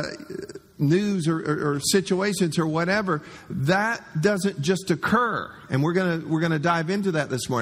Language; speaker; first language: English; native; English